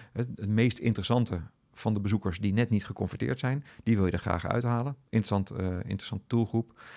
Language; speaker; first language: Dutch; native; Dutch